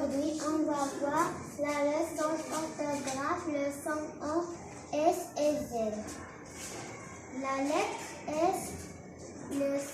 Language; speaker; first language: French; non-native, learner; Arabic